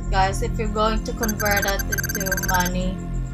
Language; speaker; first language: English; non-native, learner; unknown